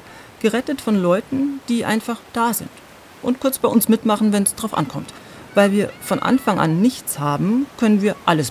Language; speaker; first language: German; native; German